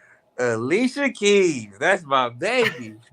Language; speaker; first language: English; native; English